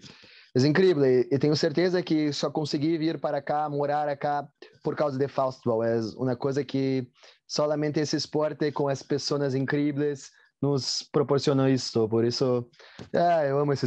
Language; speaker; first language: Spanish; non-native, learner; Portuguese